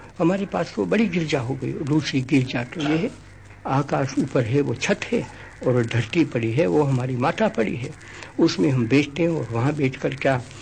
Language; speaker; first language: Hindi; non-native, local second language; Gujarati